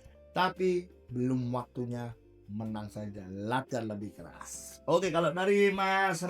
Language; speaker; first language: Indonesian; native; Indonesian